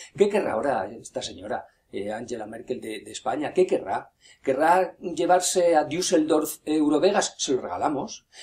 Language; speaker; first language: Spanish; native; Spanish